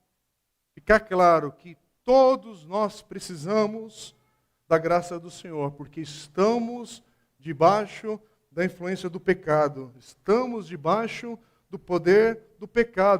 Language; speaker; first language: Portuguese; native; Portuguese